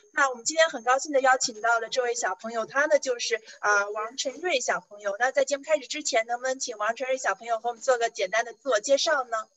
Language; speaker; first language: Chinese; native; Chinese